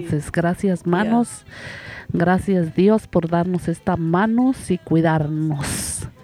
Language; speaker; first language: Spanish; native; Spanish